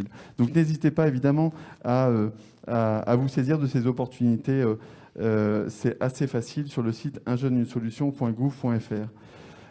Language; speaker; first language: French; native; French